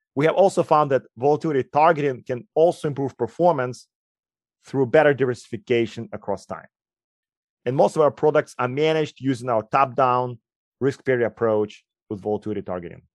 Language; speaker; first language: English; non-native, fluent; Ukrainian